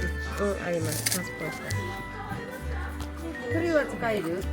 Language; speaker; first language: Japanese; non-native, learner; Filipino